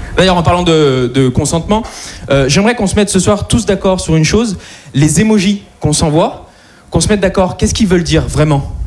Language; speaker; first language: French; native; French